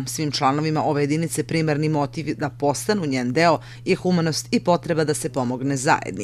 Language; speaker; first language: Serbian; native; Serbian